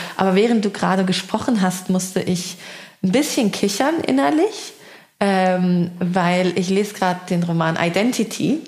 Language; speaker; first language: German; early bilingual, other home language; Persian